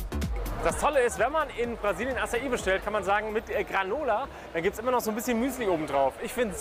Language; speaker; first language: German; native; German